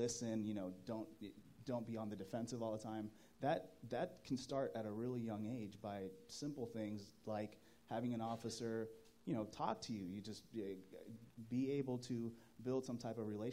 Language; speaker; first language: English; native; English